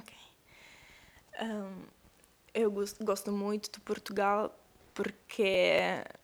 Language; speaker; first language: Portuguese; non-native, learner; Italian